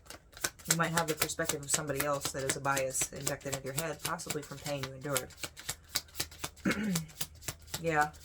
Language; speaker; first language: English; native; English